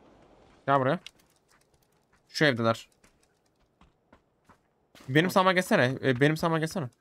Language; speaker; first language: Turkish; native; Turkish